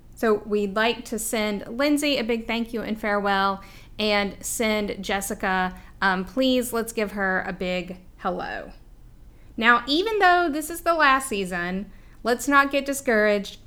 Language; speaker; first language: English; native; English